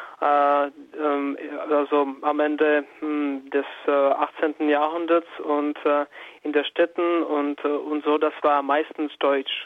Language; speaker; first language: German; non-native, fluent; Czech